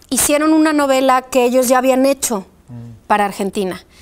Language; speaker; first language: Spanish; early bilingual, other home language; Polish